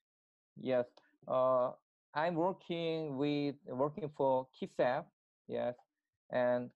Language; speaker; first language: English; non-native, learner; Korean